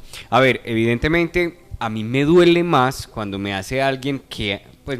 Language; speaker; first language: Spanish; native; Spanish